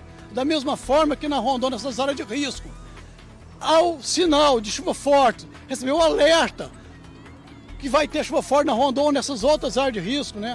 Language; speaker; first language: Portuguese; native; Portuguese